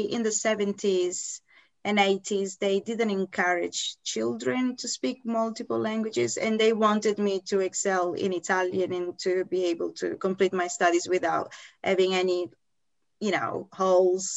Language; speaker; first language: English; non-native, fluent; Italian